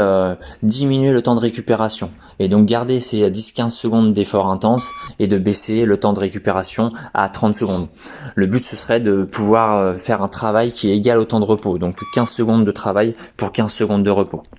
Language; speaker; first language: French; native; French